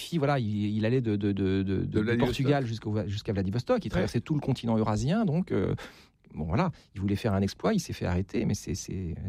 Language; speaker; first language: French; native; French